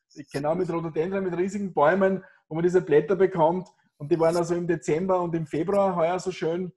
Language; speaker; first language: German; native; German